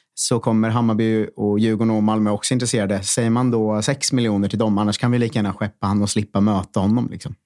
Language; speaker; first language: Swedish; native; Swedish